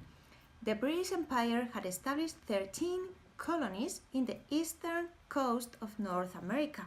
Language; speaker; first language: English; non-native, fluent; Spanish